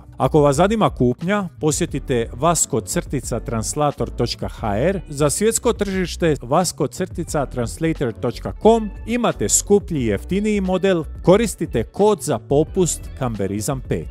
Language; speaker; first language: Croatian; native; Croatian